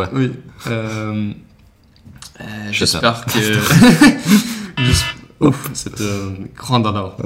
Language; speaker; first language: French; non-native, learner; Swedish